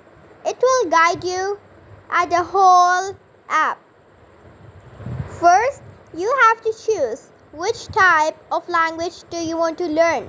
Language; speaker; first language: English; non-native, local second language; Urdu